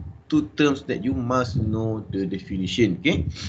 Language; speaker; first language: English; non-native, local second language; Malay